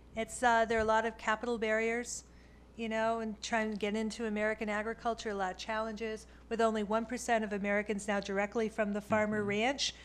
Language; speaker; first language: English; native; English